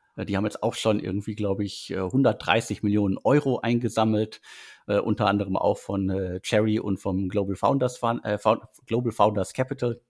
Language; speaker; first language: German; native; German